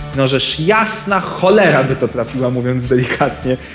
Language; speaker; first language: Polish; native; Polish